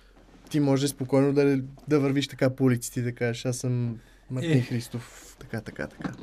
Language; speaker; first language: Bulgarian; native; Bulgarian